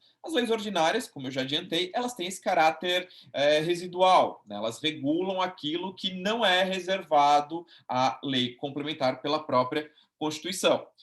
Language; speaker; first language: Portuguese; native; Portuguese